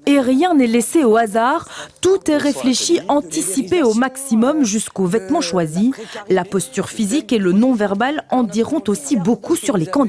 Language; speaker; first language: French; native; French